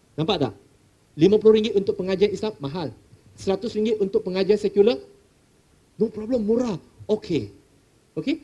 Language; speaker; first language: Malay; non-native, local second language; Chinese